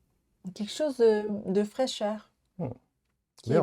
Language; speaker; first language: French; non-native, learner; Japanese